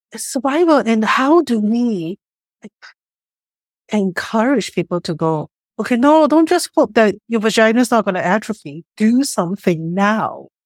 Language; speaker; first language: English; non-native, local second language; Chinese